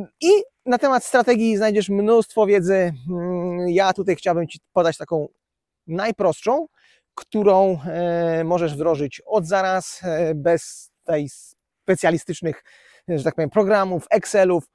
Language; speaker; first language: Polish; native; Polish